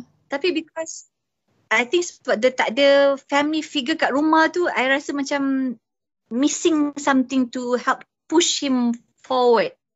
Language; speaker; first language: English; non-native, local second language; Malay